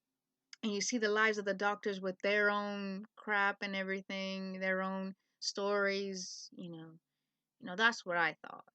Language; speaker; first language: English; native; English